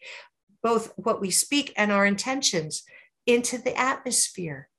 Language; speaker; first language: English; native; English